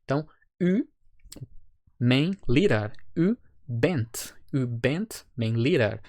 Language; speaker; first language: Dutch; non-native, fluent; Portuguese